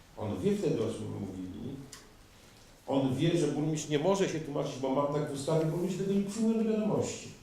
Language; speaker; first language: Polish; native; Polish